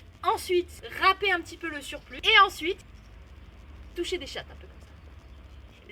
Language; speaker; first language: French; native; French